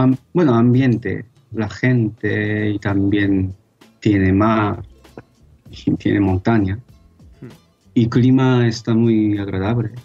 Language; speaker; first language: Spanish; non-native, fluent; Japanese